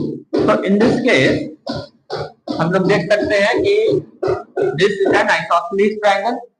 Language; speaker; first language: Hindi; native; Hindi